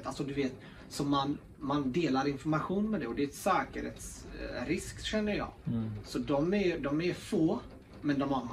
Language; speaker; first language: Swedish; early bilingual, other home language; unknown